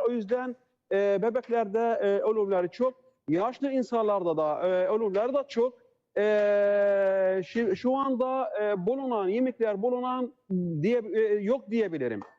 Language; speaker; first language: Turkish; non-native, learner; Arabic